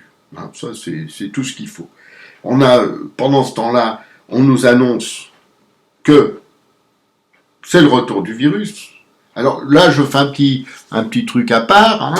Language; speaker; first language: French; native; French